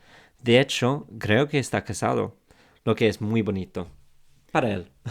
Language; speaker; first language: Spanish; non-native, fluent; English